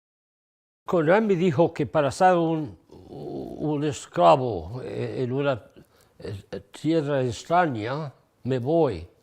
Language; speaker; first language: Spanish; early bilingual, heritage; English